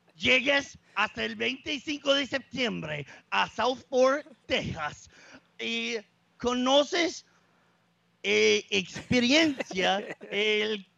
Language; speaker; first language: Spanish; non-native, learner; English